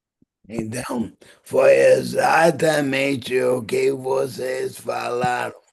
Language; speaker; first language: Portuguese; non-native, fluent; English